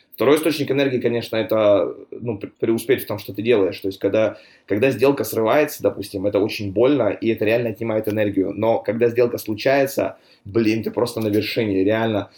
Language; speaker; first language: Russian; native; Russian